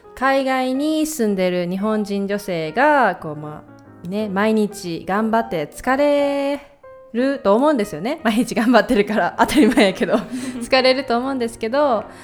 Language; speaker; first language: Japanese; native; Japanese